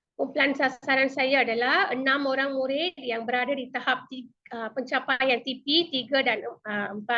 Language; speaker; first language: Malay; non-native, local second language; Tamil